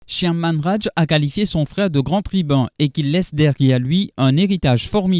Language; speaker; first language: French; non-native, local second language; Morisyen